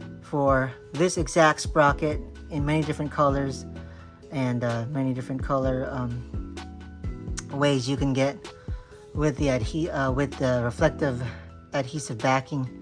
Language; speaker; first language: English; native; English